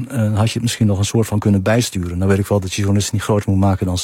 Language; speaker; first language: Dutch; native; Dutch